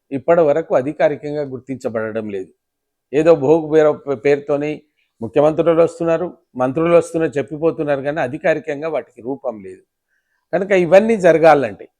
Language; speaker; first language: Telugu; non-native, local second language; Lambadi